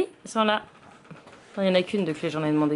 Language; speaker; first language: French; native; French